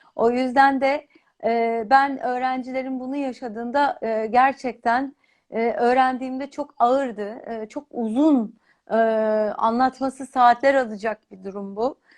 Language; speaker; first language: Turkish; native; Turkish